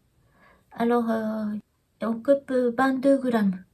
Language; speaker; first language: French; non-native, learner; Japanese